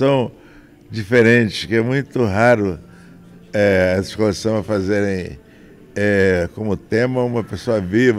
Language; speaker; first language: Portuguese; native; Portuguese